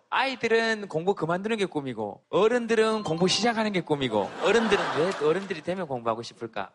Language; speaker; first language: Korean; native; Korean